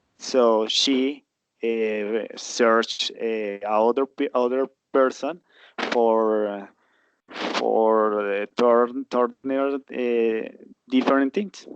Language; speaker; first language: English; non-native, learner; Spanish